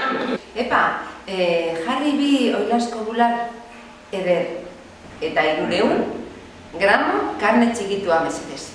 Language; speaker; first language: Basque; non-native, learner; Spanish